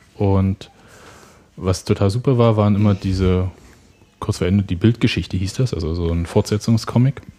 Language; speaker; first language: German; native; German